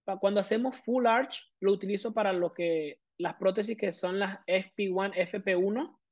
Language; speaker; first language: Spanish; native; Spanish